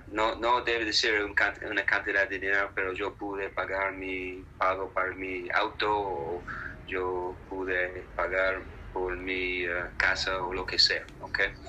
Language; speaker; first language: Spanish; non-native, fluent; English